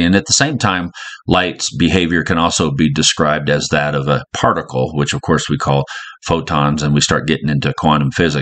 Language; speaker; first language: English; native; English